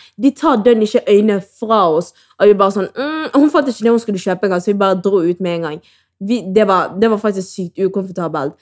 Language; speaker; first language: Norwegian; early bilingual, other home language; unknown